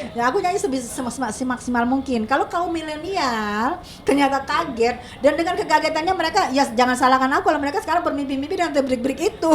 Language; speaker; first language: Indonesian; native; Indonesian